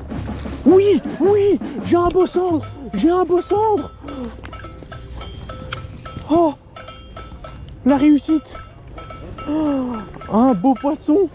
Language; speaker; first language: French; native; French